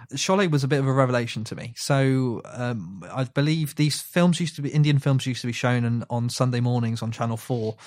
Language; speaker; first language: English; early bilingual, other home language; Morisyen